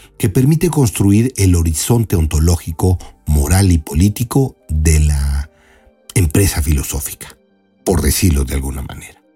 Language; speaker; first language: Spanish; native; Spanish